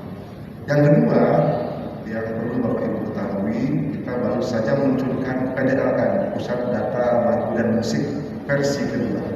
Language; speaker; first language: Indonesian; native; Indonesian